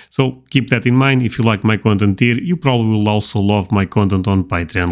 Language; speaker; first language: English; non-native, fluent; Portuguese